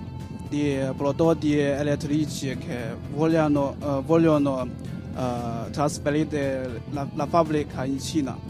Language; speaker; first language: Italian; non-native, learner; Chinese